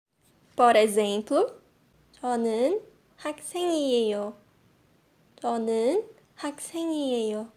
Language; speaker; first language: Korean; non-native, fluent; Portuguese